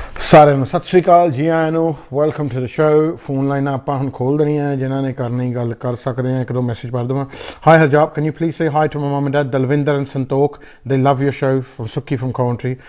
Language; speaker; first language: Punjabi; early bilingual, heritage; Punjabi